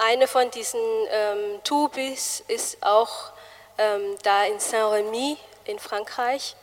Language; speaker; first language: German; non-native, fluent; Malagasy